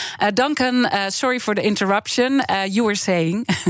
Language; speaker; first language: English; non-native, fluent; Dutch